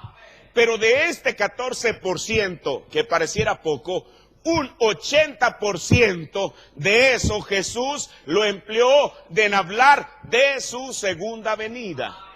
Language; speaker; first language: Spanish; native; Spanish